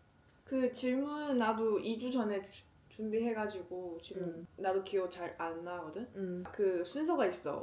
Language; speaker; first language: Korean; non-native, fluent; Chinese